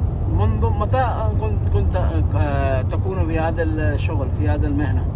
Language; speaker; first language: Arabic; non-native, learner; Urdu